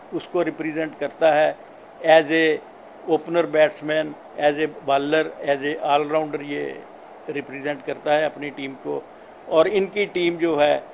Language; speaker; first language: Hindi; non-native, local second language; Punjabi